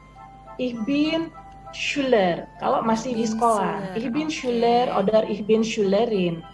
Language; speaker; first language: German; non-native, fluent; Indonesian